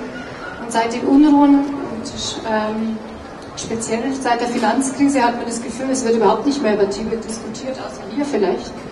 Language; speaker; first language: German; native; German